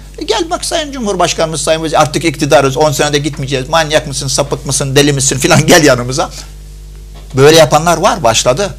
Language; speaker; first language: Turkish; non-native, fluent; Arabic